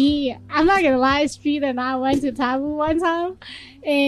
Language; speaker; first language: English; non-native, local second language; Filipino